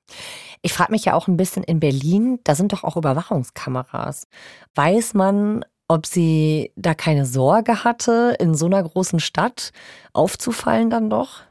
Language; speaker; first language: German; native; German